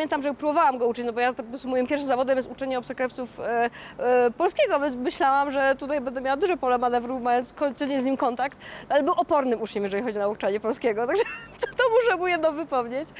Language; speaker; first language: Polish; native; Polish